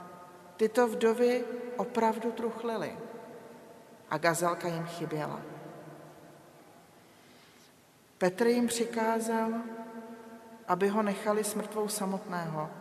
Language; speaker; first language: Czech; native; Czech